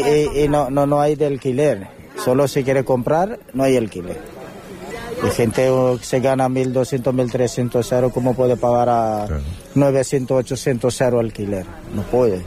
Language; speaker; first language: Spanish; non-native, learner; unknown